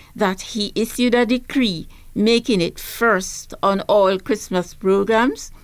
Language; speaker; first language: English; native; English